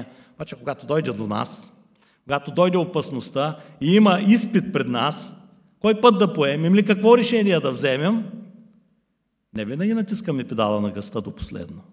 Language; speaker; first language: Bulgarian; native; Bulgarian